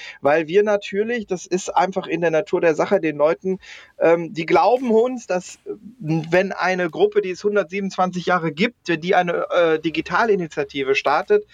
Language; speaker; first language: German; native; German